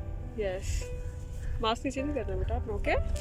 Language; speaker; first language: Hindi; native; Hindi